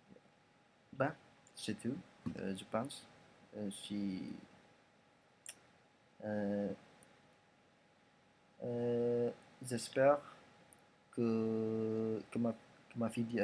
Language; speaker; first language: French; non-native, learner; Indonesian